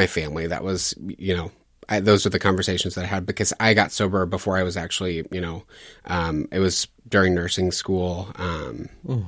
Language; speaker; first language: English; native; English